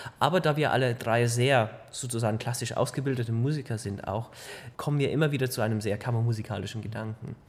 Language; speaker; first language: German; early bilingual, heritage; German